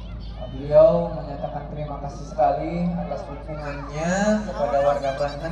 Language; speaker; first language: Indonesian; native; Indonesian